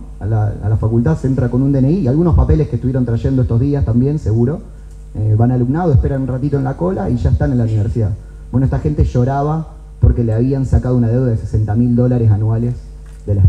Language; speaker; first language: Spanish; native; Spanish